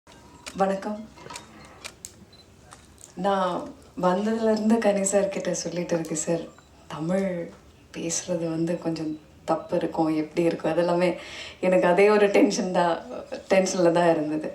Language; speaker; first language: Tamil; non-native, fluent; Malayalam